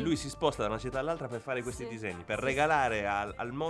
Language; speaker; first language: Italian; native; Italian